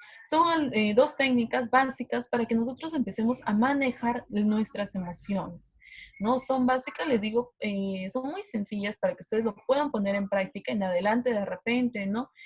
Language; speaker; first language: Spanish; native; Spanish